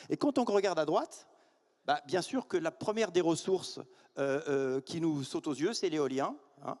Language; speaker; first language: French; native; French